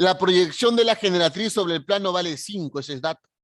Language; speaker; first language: Spanish; native; Spanish